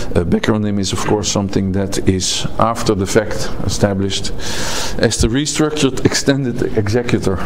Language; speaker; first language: English; non-native, fluent; Dutch